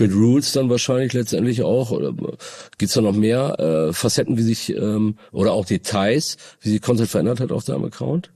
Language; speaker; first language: German; native; German